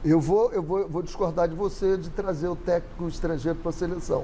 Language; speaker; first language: Portuguese; native; Portuguese